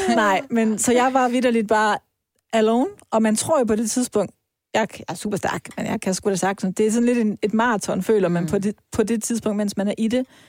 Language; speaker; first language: Danish; early bilingual, other home language; Persian